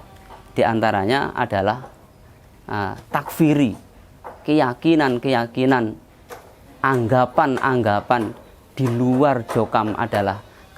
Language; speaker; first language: Indonesian; non-native, local second language; Javanese